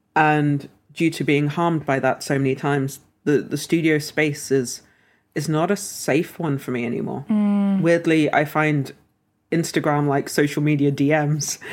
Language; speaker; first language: English; native; English